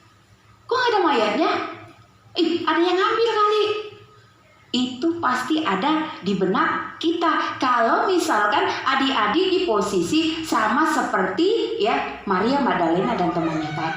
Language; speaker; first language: Indonesian; native; Indonesian